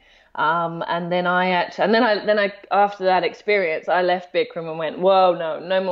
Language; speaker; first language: English; native; English